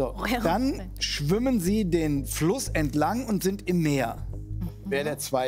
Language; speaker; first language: German; native; German